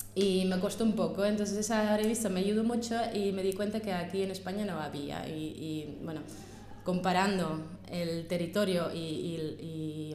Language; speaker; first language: Spanish; non-native, fluent; Russian